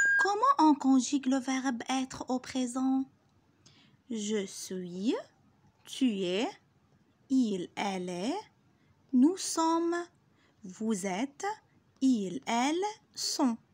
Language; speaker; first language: French; non-native, local second language; Arabic